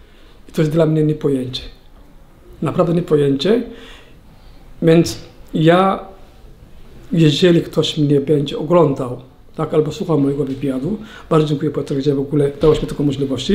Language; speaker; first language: Polish; non-native, learner; Somali